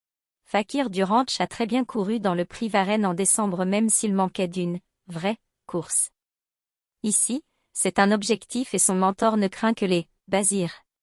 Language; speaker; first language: French; native; French